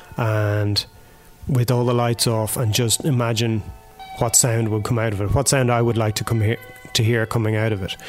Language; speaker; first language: English; native; English